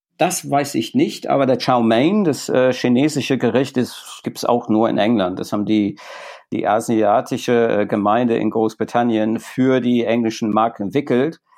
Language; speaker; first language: German; non-native, fluent; English